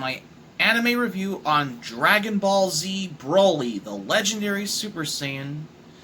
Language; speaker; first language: English; native; English